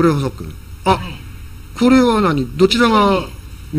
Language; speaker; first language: Japanese; native; Japanese